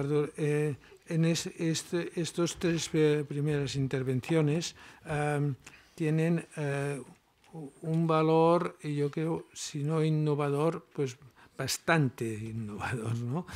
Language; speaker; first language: Spanish; non-native, local second language; Catalan